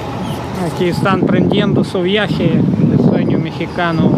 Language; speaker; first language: Spanish; non-native, fluent; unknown